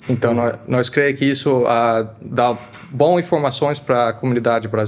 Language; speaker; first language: Portuguese; early bilingual, heritage; Portuguese